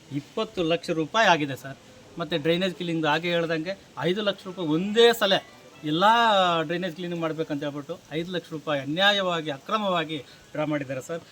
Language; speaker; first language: Kannada; native; Kannada